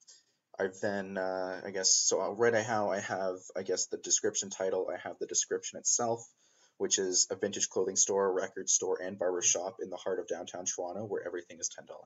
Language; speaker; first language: English; native; English